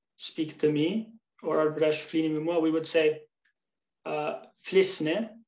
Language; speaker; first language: English; early bilingual, other home language; Albanian